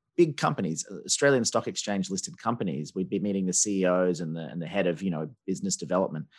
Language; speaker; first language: English; native; English